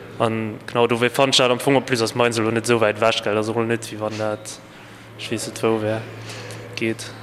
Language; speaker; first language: Luxembourgish; native; Luxembourgish